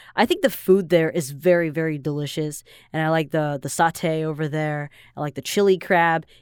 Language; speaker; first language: English; non-native, fluent; Chinese